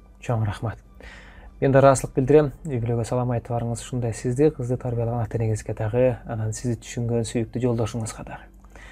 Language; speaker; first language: Kyrgyz; native; Kyrgyz